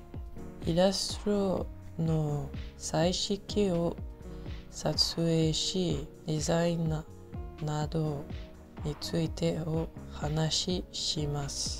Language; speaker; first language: Japanese; non-native, learner; French